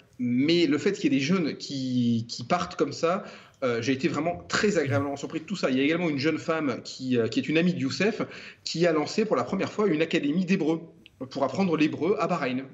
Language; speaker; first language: French; native; French